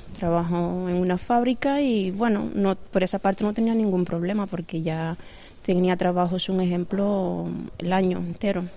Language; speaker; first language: Spanish; native; Spanish